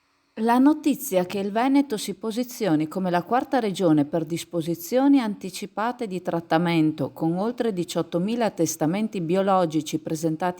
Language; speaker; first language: Italian; native; Italian